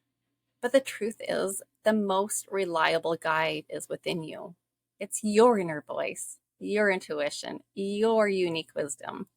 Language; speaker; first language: English; native; English